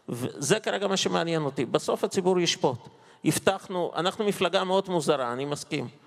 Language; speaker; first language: Hebrew; non-native, fluent; Russian